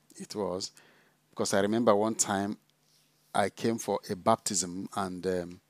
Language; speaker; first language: English; non-native, local second language; Igbo